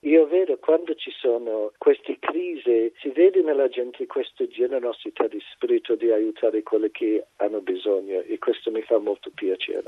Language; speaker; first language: Italian; non-native, fluent; English